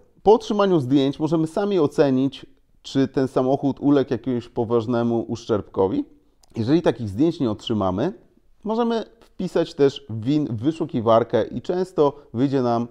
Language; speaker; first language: Polish; native; Polish